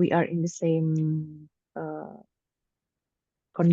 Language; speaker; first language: English; non-native, learner; Indonesian